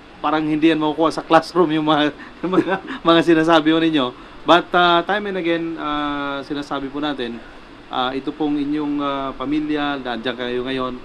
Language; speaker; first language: Filipino; non-native, local second language; Bikol